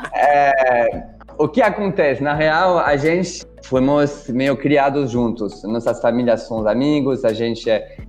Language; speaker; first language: Portuguese; non-native, fluent; French